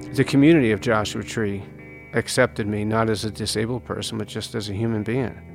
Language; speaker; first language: English; native; English